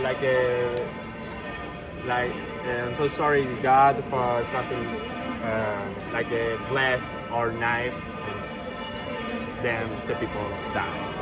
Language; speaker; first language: English; non-native, learner; Spanish